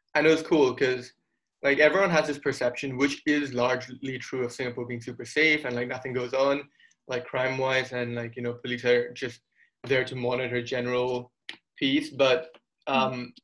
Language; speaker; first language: English; early bilingual, other home language; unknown